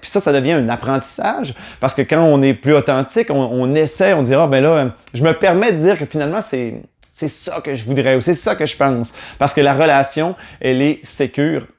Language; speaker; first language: French; native; French